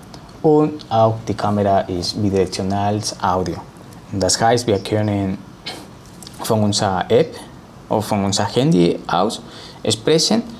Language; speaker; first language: German; non-native, learner; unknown